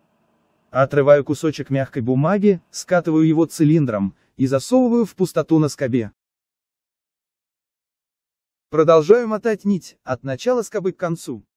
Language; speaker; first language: Russian; native; Russian